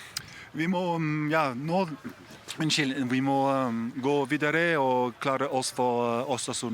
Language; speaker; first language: Norwegian; non-native, fluent; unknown